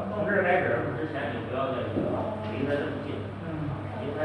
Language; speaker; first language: Chinese; native; Chinese